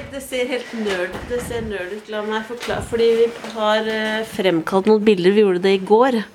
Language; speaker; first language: Norwegian; native; Norwegian